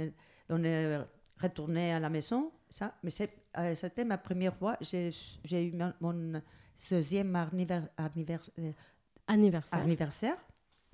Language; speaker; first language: French; non-native, learner; Spanish